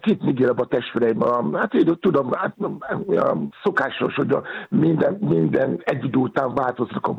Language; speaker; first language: Hungarian; non-native, learner; Yoruba